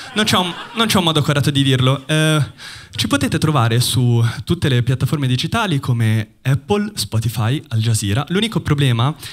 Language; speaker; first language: Italian; native; Italian